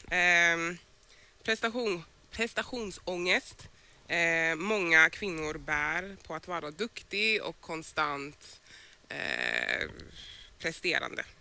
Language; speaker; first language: Swedish; early bilingual, other home language; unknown